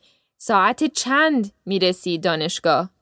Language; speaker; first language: Persian; early bilingual, heritage; Persian